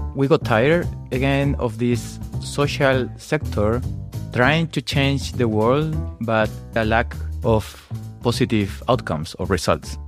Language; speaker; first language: English; non-native, fluent; Spanish